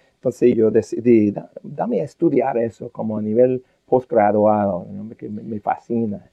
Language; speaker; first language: Spanish; non-native, fluent; English